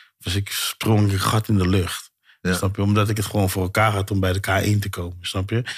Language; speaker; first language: Dutch; early bilingual, other home language; Sranan Tongo